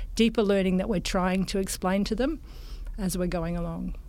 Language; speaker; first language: English; native; English